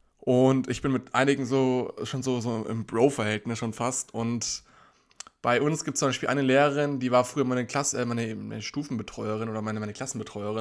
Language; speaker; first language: German; native; German